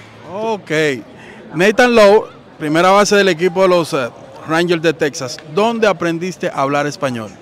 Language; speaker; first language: Spanish; native; Spanish